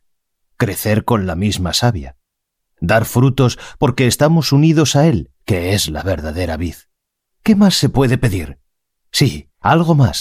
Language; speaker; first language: Spanish; native; Spanish